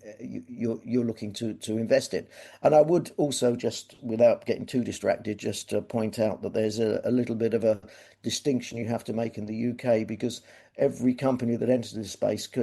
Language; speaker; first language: English; native; English